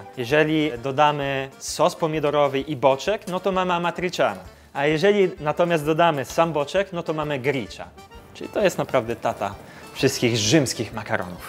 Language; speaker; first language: Polish; non-native, fluent; Italian